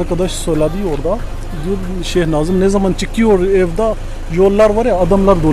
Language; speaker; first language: Turkish; non-native, learner; Urdu